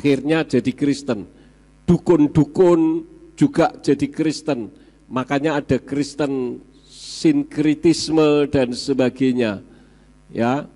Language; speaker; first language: Indonesian; native; Indonesian